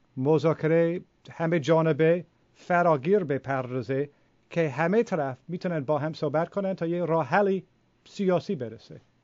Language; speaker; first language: Persian; non-native, fluent; English